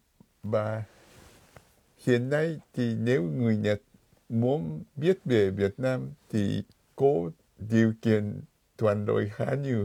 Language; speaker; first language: Vietnamese; non-native, fluent; Japanese